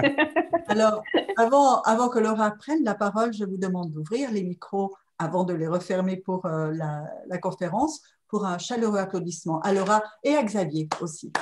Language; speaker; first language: French; native; French